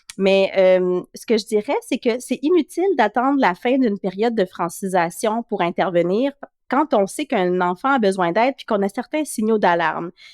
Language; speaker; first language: French; native; French